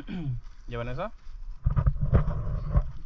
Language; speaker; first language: Spanish; native; Spanish